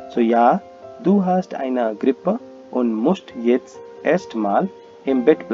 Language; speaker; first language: German; non-native, fluent; Hindi